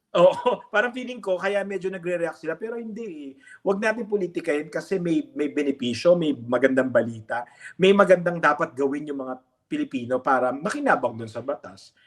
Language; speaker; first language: Filipino; native; Filipino